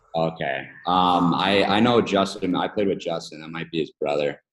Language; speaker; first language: English; native; English